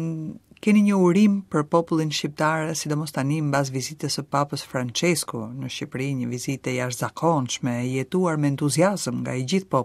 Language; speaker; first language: Albanian; non-native, learner; Slovak